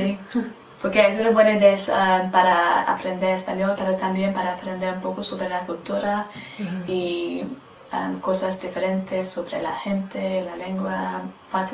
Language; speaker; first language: Spanish; non-native, learner; English